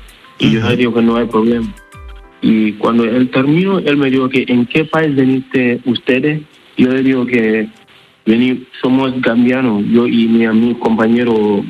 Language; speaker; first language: Spanish; non-native, learner; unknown